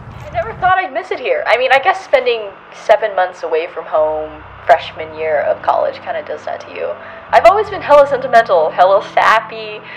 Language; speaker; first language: English; native; English